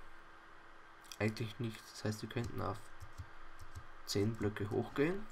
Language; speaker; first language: German; native; German